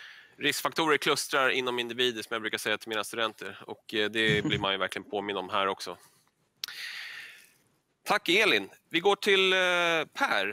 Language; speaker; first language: Swedish; native; Swedish